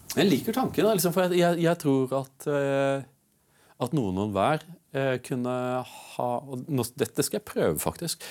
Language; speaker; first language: Norwegian; native; Norwegian